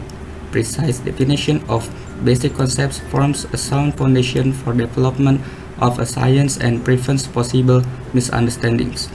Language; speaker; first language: English; non-native, learner; Indonesian